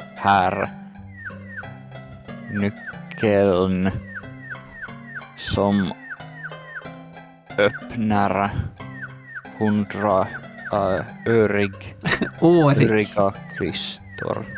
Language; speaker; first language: Swedish; non-native, learner; English